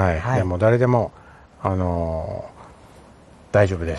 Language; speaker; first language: Japanese; non-native, fluent; English